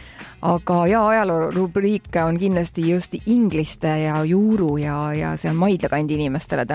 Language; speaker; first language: Estonian; native; Estonian